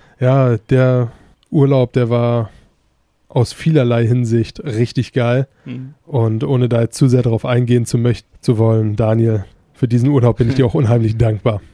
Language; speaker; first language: German; native; German